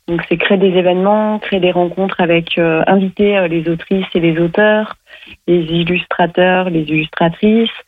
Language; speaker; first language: French; native; French